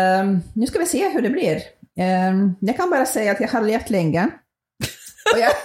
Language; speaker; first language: Swedish; non-native, fluent; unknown